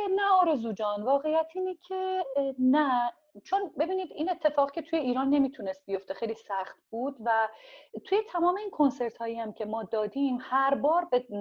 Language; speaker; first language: Persian; non-native, local second language; Azerbaijani